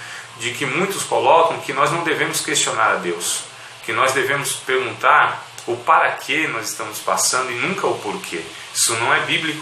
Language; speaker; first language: Portuguese; native; Portuguese